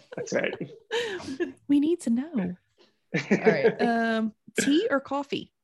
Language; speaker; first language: English; native; English